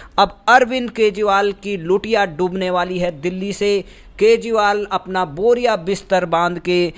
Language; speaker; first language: Hindi; native; Hindi